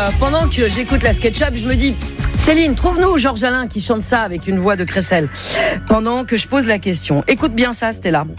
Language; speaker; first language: French; native; French